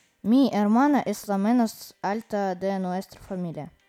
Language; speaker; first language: Spanish; non-native, learner; Russian